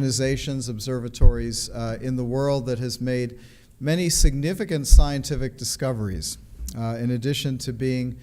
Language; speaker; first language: English; native; English